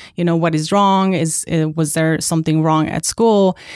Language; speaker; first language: English; non-native, fluent; Spanish